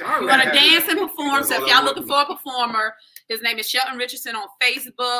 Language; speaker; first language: English; native; English